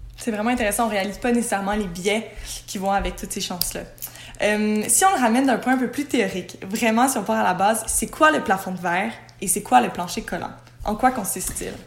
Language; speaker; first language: French; native; French